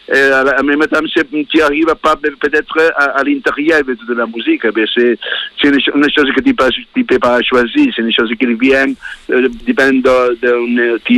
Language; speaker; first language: French; non-native, learner; Spanish